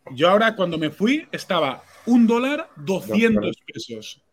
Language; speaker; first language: Spanish; non-native, local second language; Catalan